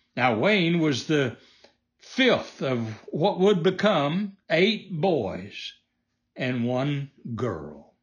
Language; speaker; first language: English; native; English